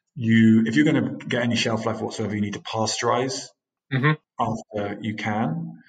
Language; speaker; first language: English; native; English